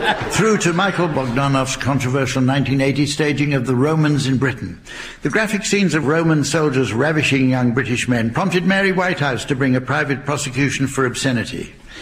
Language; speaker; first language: English; native; English